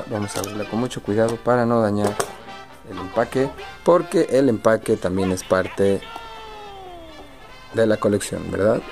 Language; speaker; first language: Spanish; native; Spanish